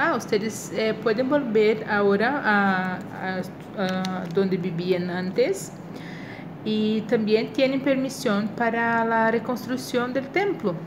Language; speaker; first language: Spanish; non-native, fluent; Portuguese